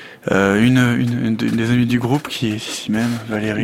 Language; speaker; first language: French; native; French